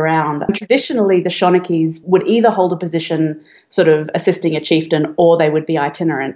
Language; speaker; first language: English; native; English